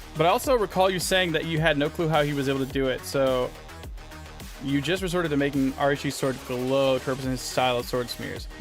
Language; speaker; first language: English; native; English